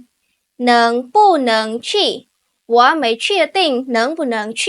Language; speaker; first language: Chinese; non-native, fluent; Khmer